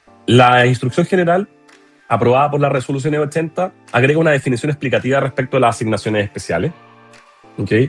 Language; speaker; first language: Spanish; native; Spanish